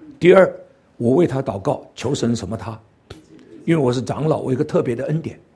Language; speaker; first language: Chinese; non-native, local second language; Cantonese